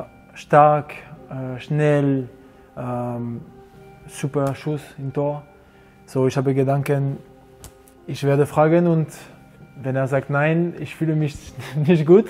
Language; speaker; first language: German; non-native, learner; French